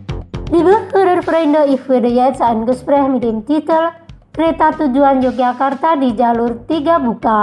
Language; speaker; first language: German; non-native, fluent; Indonesian